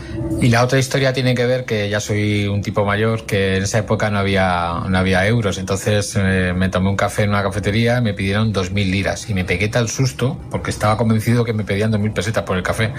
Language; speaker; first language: Spanish; native; Spanish